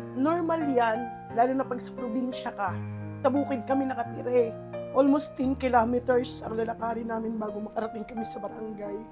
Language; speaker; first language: Filipino; non-native, local second language; Cebuano